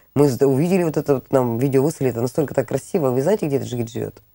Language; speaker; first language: Russian; native; Russian